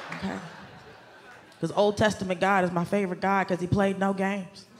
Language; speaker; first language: English; native; English